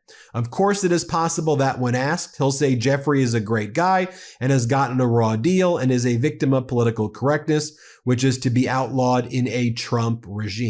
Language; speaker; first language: English; native; English